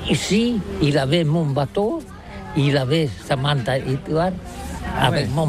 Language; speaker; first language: French; non-native, learner; Catalan